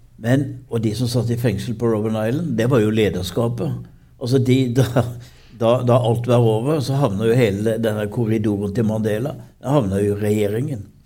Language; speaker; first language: Norwegian; native; Norwegian